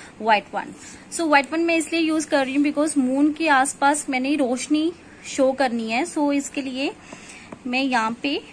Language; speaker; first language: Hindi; non-native, local second language; Punjabi